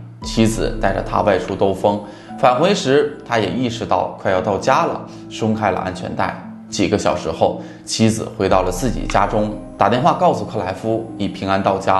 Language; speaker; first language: Chinese; native; Chinese